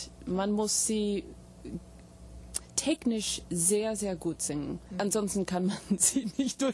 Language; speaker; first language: German; non-native, fluent; English